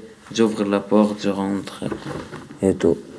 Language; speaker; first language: French; non-native, learner; Arabic